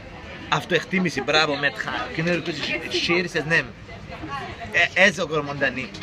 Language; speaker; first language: Hungarian; non-native, learner; Greek